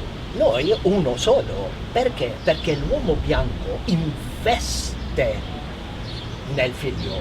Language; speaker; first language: Italian; non-native, fluent; Maltese